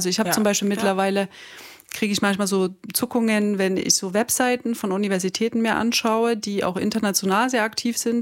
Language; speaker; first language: German; native; German